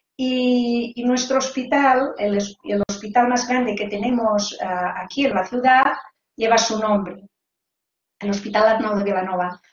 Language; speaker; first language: Spanish; native; Spanish